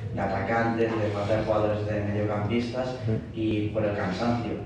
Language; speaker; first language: Spanish; non-native, local second language; Catalan